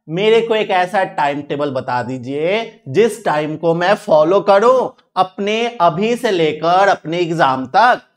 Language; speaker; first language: Hindi; native; Hindi